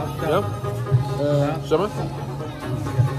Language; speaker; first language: Chinese; non-native, learner; English